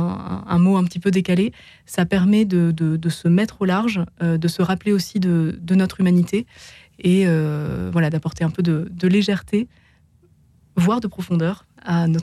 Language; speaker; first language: French; native; French